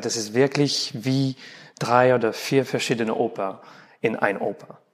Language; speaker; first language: German; non-native, learner; French